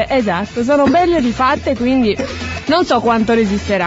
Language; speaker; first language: Italian; native; Italian